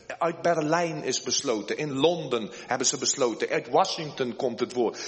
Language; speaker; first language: Dutch; early bilingual, heritage; Dutch